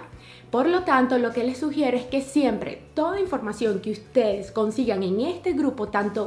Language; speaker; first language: Spanish; native; Spanish